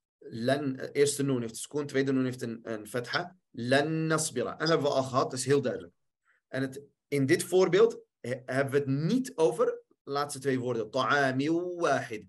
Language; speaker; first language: Dutch; early bilingual, other home language; Arabic